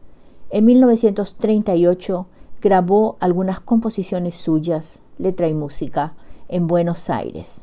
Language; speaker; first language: Spanish; native; Spanish